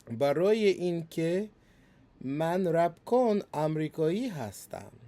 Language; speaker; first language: Persian; non-native, learner; English